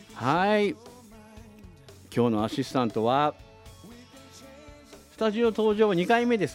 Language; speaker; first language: Japanese; native; Japanese